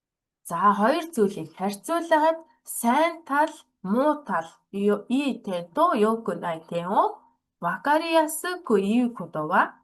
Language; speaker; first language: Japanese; non-native, fluent; Mongolian